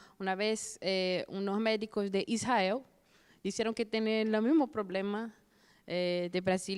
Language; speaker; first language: Spanish; non-native, fluent; Portuguese